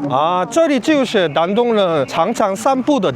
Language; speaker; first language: Chinese; non-native, learner; Korean